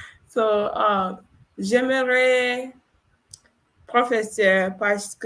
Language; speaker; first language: French; non-native, learner; English